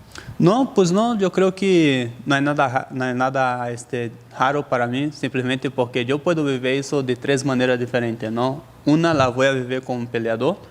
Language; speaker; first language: Spanish; native; Spanish